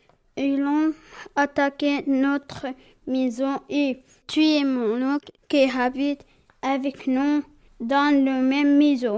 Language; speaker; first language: French; early bilingual, other home language; Arabic